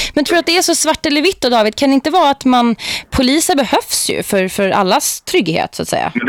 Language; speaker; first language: Swedish; native; Swedish